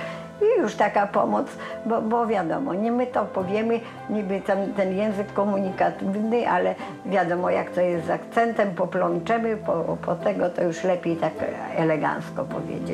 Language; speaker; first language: Polish; native; Polish